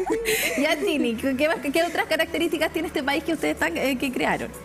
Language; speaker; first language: Spanish; native; Spanish